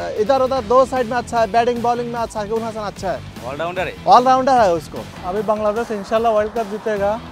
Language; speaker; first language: Hindi; non-native, fluent; Bangla